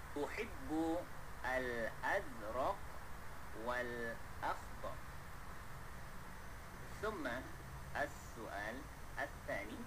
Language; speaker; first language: Arabic; non-native, fluent; Malay